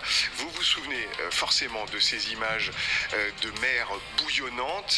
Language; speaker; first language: French; native; French